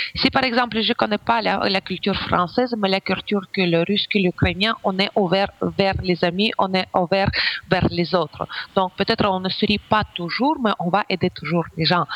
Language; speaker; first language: French; non-native, fluent; Ukrainian